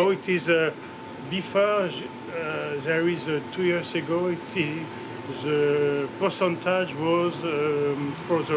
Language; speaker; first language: English; non-native, learner; French